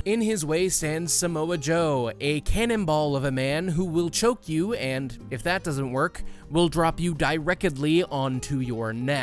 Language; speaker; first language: English; native; English